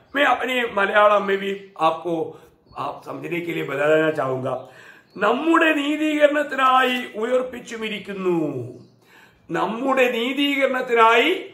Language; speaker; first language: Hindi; non-native, local second language; Malayalam